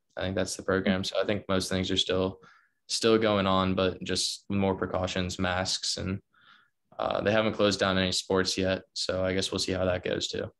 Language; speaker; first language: English; native; English